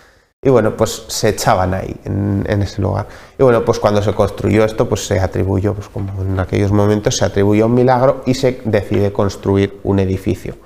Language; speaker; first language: Spanish; native; Spanish